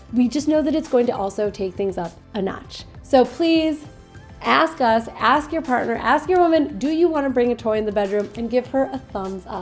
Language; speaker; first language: English; native; English